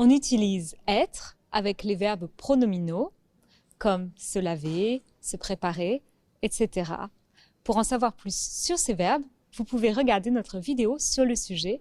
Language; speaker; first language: French; native; French